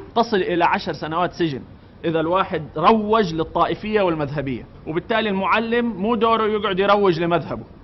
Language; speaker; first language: Arabic; native; Arabic